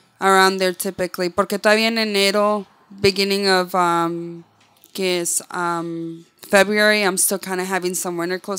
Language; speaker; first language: English; early bilingual, other home language; Spanish